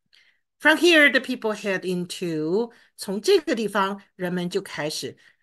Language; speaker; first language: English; non-native, fluent; Chinese